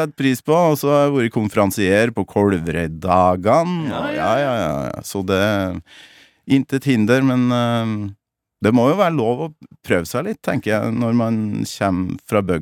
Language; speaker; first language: Norwegian; native; Norwegian